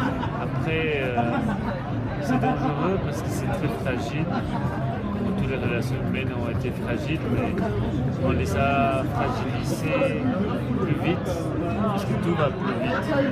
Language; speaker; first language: French; non-native, fluent; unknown